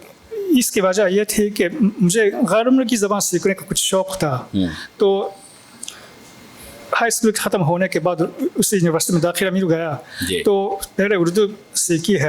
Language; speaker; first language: Hindi; non-native, fluent; Japanese